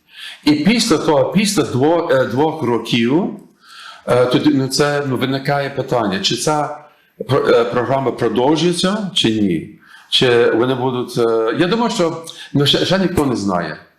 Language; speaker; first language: Ukrainian; early bilingual, heritage; English